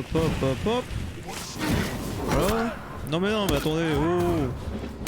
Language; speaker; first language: French; native; French